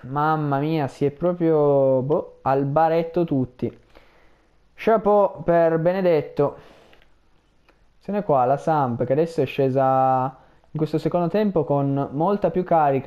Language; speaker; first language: Italian; native; Italian